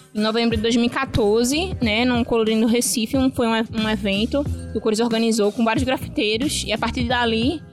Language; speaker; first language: Portuguese; native; Portuguese